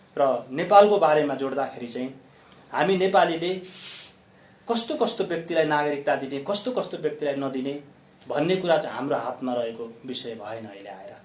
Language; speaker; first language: Nepali; native; Nepali